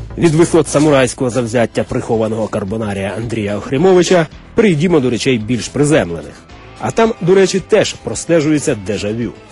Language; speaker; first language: Ukrainian; native; Ukrainian